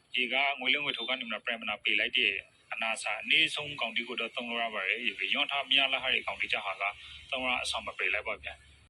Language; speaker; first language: Burmese; native; Burmese